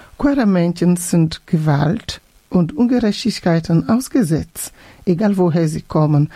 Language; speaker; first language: German; non-native, fluent; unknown